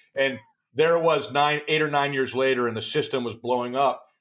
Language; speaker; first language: English; native; English